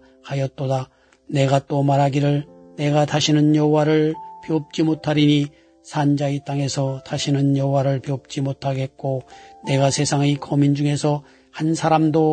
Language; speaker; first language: Korean; native; Korean